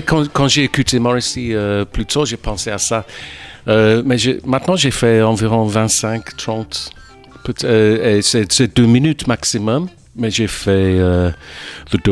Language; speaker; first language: French; non-native, fluent; English